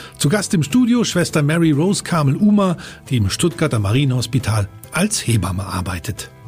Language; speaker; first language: German; native; German